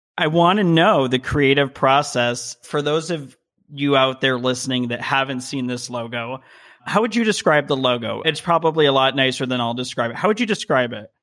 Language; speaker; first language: English; native; English